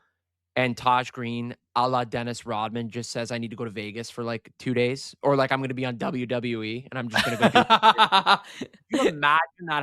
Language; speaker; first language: English; native; English